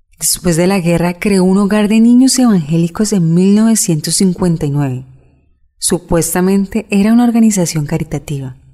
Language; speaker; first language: Spanish; native; Spanish